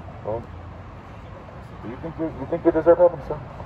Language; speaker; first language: English; native; English